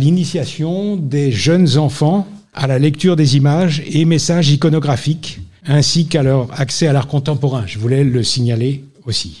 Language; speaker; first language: French; native; French